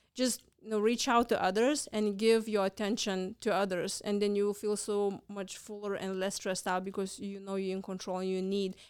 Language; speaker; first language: English; non-native, fluent; Lithuanian